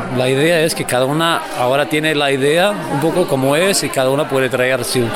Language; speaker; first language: Spanish; non-native, fluent; German